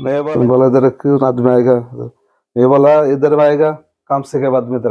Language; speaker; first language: Hindi; non-native, learner; Bangla